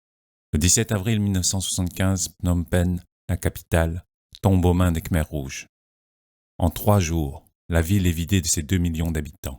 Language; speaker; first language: French; native; French